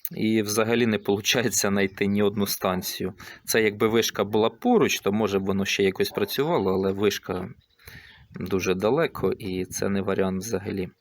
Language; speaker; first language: Ukrainian; native; Ukrainian